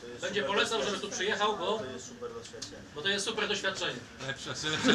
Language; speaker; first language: Polish; non-native, learner; Spanish